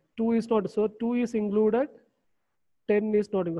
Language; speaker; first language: English; non-native, local second language; Malayalam